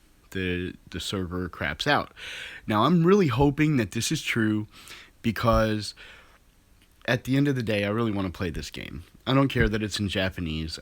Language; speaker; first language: English; native; English